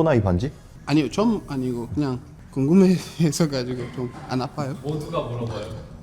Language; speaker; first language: Korean; non-native, fluent; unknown